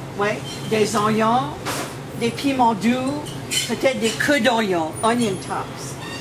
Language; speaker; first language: French; early bilingual, heritage; French